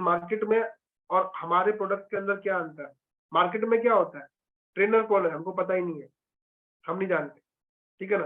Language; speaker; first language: Hindi; native; Hindi